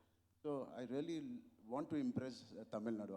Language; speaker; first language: Tamil; non-native, local second language; Telugu